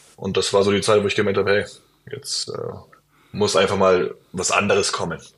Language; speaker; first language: German; native; German